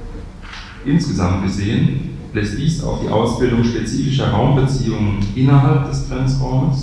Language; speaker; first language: German; native; German